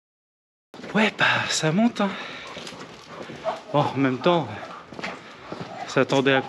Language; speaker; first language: French; native; French